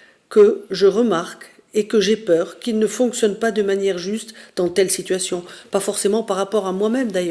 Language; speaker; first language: French; native; French